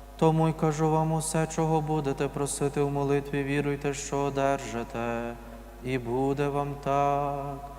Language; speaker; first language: Ukrainian; native; Ukrainian